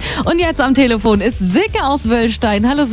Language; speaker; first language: German; native; German